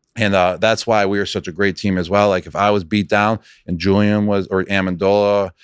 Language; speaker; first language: English; native; English